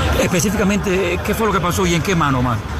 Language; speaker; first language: Spanish; native; Spanish